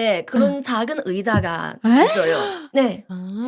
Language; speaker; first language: Korean; non-native, learner; Chinese